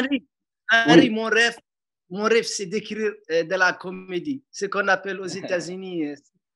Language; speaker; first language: French; non-native, local second language; Arabic